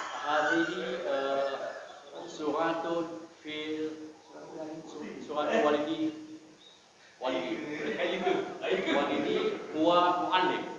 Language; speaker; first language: Arabic; non-native, learner; Indonesian